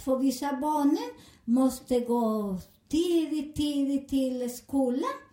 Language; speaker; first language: Swedish; non-native, learner; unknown